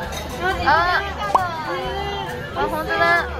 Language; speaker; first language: Japanese; native; Japanese